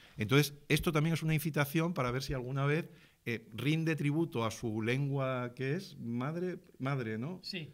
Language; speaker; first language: Spanish; native; Spanish